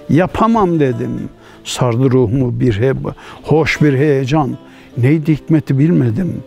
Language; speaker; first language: Turkish; native; Turkish